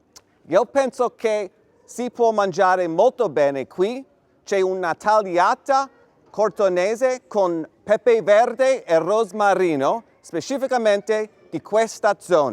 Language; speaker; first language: Italian; non-native, fluent; English